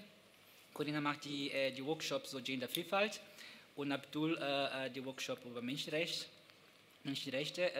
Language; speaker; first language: German; non-native, fluent; Portuguese